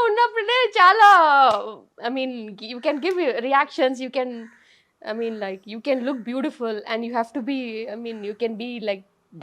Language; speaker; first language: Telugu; non-native, learner; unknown